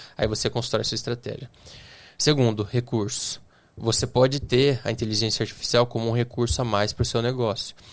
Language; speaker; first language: Portuguese; native; Portuguese